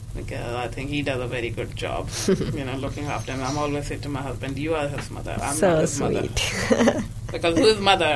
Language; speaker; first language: English; non-native, local second language; Hindi